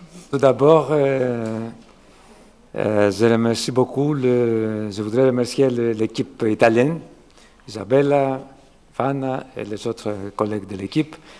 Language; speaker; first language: French; non-native, fluent; Greek